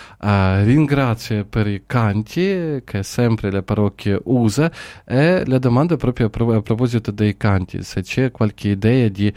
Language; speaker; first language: Italian; non-native, learner; Ukrainian